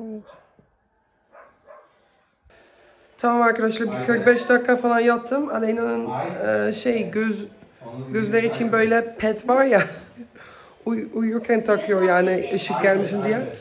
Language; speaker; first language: Turkish; early bilingual, heritage; Turkish